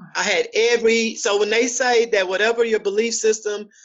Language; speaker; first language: English; native; English